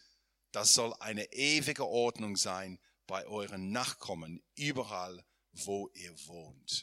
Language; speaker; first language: German; non-native, fluent; English